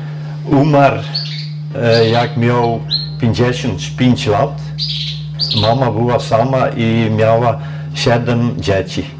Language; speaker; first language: Polish; early bilingual, heritage; Polish